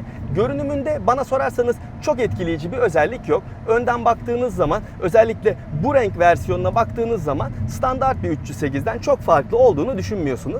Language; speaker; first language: Turkish; native; Turkish